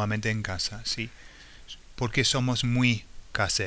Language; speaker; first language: Spanish; non-native, fluent; English